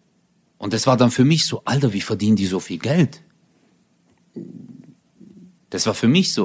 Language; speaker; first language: German; early bilingual, other home language; Turkish